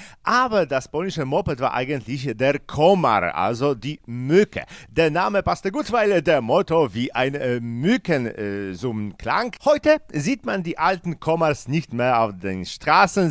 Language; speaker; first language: German; non-native, fluent; Polish